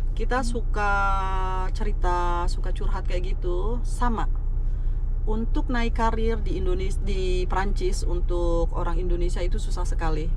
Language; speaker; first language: Indonesian; native; Indonesian